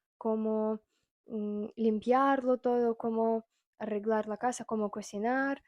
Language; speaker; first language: Spanish; non-native, fluent; Russian